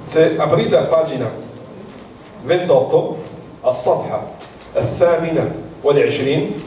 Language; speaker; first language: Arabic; non-native, fluent; Italian